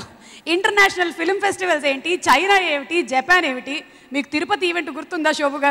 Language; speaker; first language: Telugu; native; Telugu